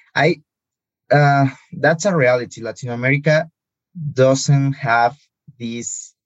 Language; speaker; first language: English; non-native, learner; Spanish